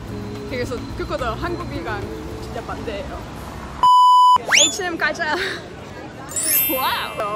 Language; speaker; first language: Korean; non-native, fluent; Dutch